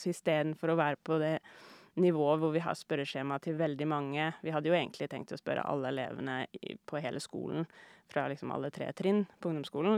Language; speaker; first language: Norwegian; native; Norwegian